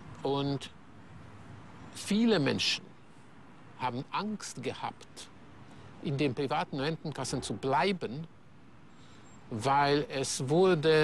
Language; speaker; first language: German; non-native, fluent; Hungarian